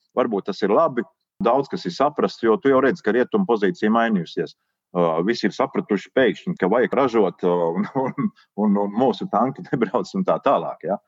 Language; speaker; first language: Latvian; native; Latvian